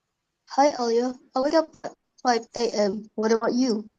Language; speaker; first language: English; non-native, learner; Indonesian